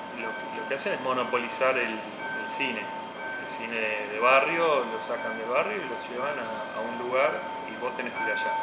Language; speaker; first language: Spanish; native; Spanish